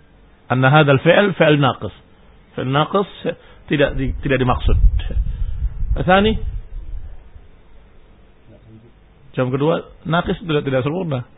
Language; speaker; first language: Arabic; non-native, fluent; Indonesian